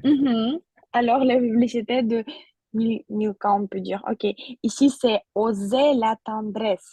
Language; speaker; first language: French; non-native, fluent; Russian